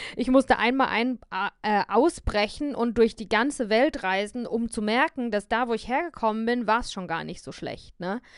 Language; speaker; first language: German; native; German